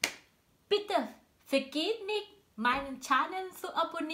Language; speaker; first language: German; non-native, learner; Thai